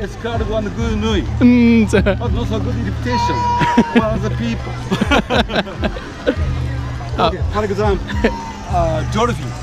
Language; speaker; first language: English; non-native, learner; Japanese